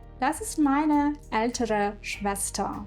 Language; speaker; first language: German; non-native, fluent; Ukrainian